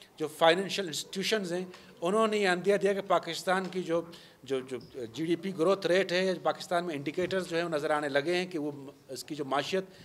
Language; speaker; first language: Urdu; non-native, local second language; Baluchi